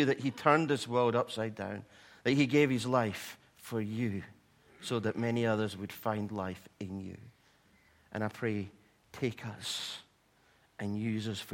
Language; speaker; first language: English; native; English